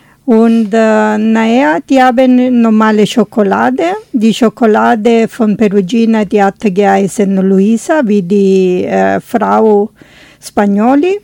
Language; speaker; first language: German; non-native, learner; Italian